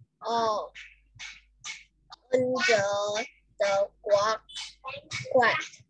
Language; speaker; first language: English; non-native, learner; Vietnamese